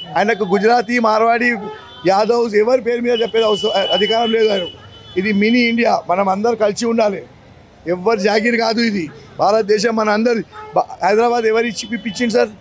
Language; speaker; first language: Telugu; non-native, local second language; Gujarati